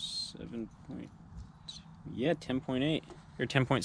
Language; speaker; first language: English; native; English